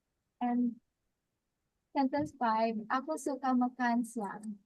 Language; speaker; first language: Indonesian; non-native, learner; Filipino